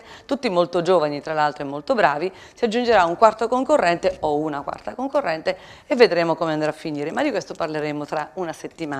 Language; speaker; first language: Italian; native; Italian